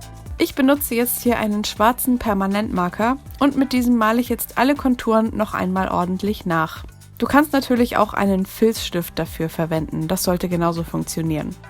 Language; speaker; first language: German; native; German